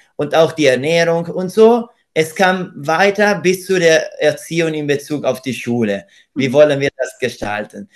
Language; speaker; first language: German; non-native, fluent; Italian